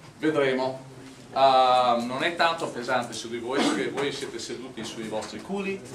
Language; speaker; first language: Italian; non-native, fluent; English